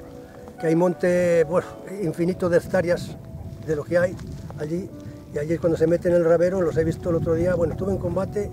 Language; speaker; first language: Spanish; native; Spanish